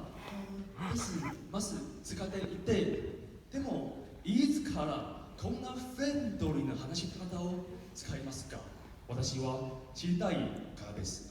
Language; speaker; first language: Japanese; non-native, learner; Min Nan Chinese